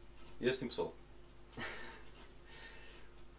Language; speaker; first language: Portuguese; native; Portuguese